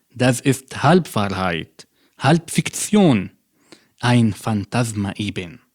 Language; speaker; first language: German; non-native, fluent; Arabic